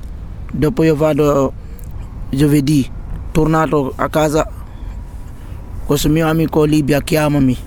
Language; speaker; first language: Italian; non-native, learner; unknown